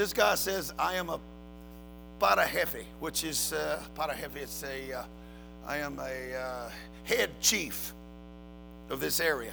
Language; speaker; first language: English; native; English